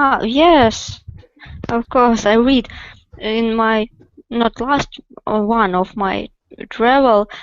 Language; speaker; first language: English; non-native, learner; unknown